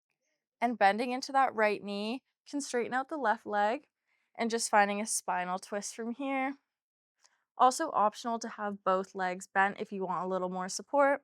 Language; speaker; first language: English; native; English